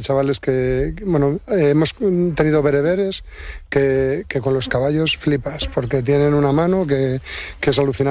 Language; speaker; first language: Spanish; native; Spanish